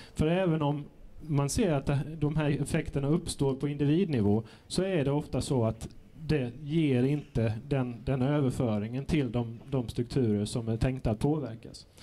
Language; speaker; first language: Swedish; native; Swedish